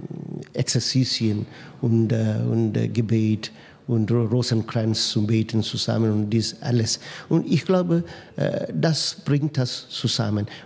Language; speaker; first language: German; non-native, fluent; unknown